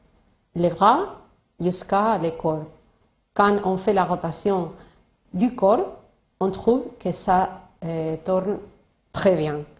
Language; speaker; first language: French; non-native, fluent; Spanish